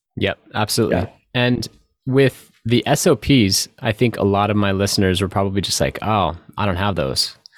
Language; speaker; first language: English; native; English